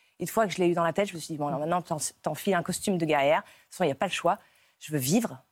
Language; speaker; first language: French; native; French